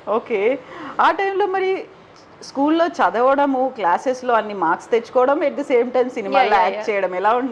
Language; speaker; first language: Telugu; native; Telugu